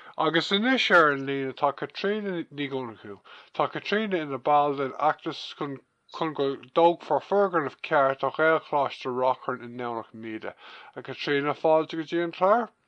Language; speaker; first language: Irish; non-native, local second language; English